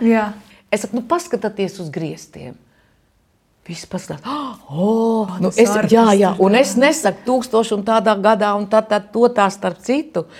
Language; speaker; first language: Latvian; native; Latvian